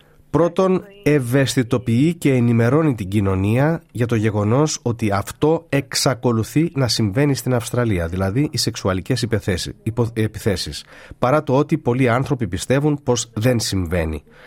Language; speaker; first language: Greek; native; Greek